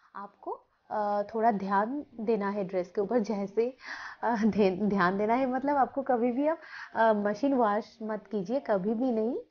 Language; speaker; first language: Hindi; non-native, local second language; Bangla